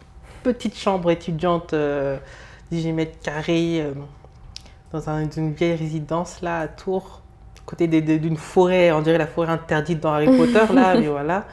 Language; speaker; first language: French; early bilingual, other home language; Lingala